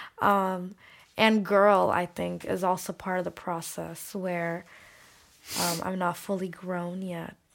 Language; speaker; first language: English; early bilingual, other home language; Bangla